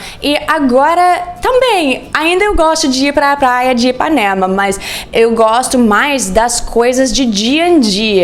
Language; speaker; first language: Portuguese; non-native, learner; English